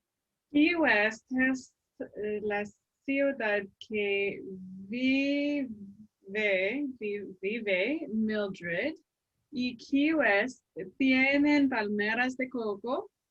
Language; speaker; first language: Spanish; non-native, learner; English